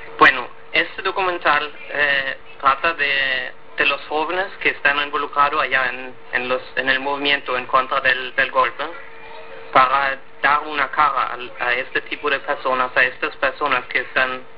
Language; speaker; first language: Spanish; non-native, fluent; German